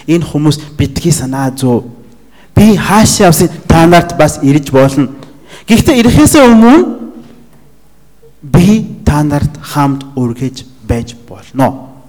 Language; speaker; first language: Mongolian; non-native, fluent; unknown